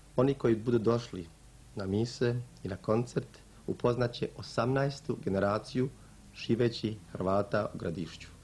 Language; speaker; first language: Croatian; native; Croatian